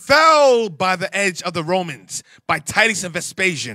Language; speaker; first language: English; native; English